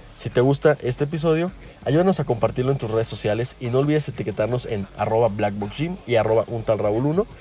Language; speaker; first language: Spanish; native; Spanish